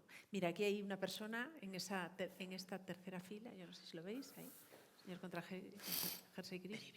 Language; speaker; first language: Spanish; native; Spanish